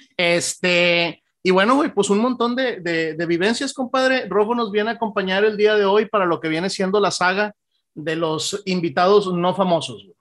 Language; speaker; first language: Spanish; native; Spanish